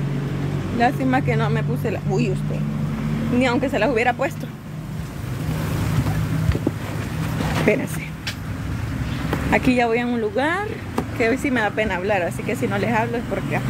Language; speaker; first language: Spanish; native; Spanish